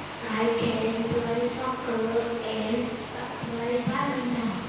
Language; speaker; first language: English; non-native, learner; Vietnamese